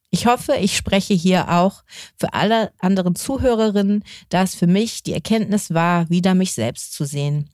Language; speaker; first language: German; native; German